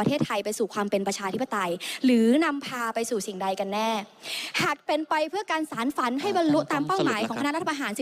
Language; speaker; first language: Thai; native; Thai